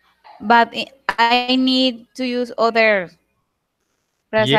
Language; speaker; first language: English; non-native, learner; Spanish